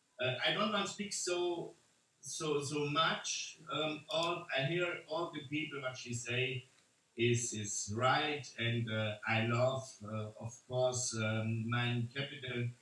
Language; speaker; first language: English; non-native, learner; German